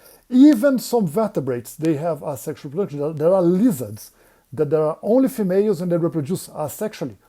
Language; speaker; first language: English; non-native, fluent; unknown